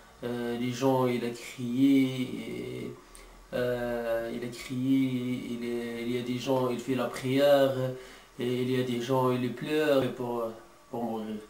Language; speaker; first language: French; non-native, learner; Arabic